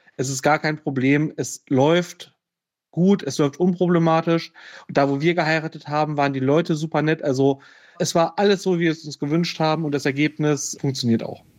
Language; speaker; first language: German; native; German